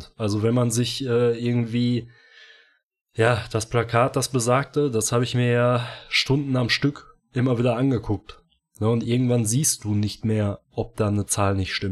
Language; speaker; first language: German; native; German